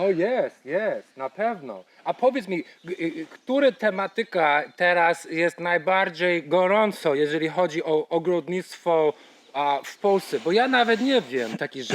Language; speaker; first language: Polish; non-native, learner; English